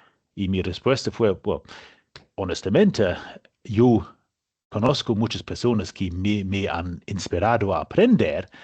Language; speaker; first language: Spanish; non-native, learner; English